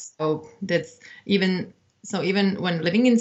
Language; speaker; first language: English; non-native, fluent; Czech